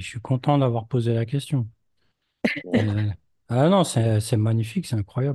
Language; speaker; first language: French; native; French